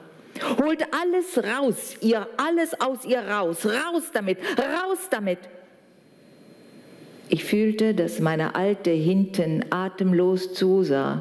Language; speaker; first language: German; native; German